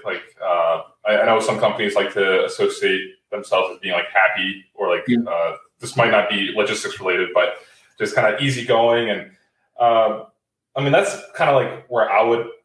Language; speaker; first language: English; native; English